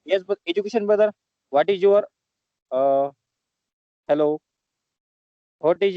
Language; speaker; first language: English; non-native, learner; Marathi